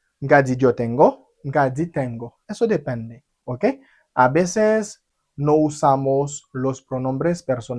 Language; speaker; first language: Spanish; non-native, fluent; Haitian Creole